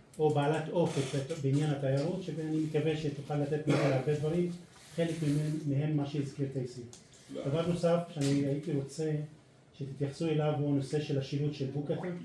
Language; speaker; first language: Hebrew; non-native, local second language; Arabic